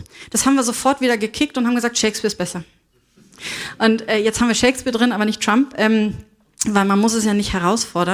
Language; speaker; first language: German; native; German